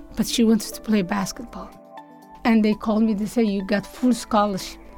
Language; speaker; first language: English; non-native, learner; Somali